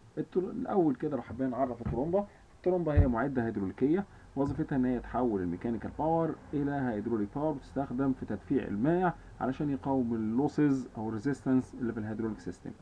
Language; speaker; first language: Arabic; native; Arabic